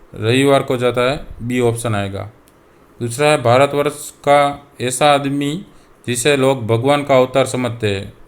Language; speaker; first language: Hindi; non-native, local second language; Gujarati